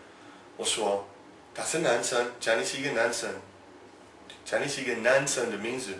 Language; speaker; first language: Chinese; non-native, fluent; English